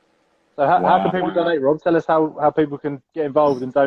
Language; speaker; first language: English; native; English